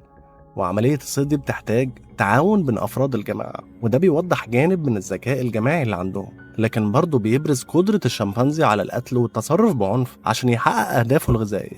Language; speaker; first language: Arabic; native; Arabic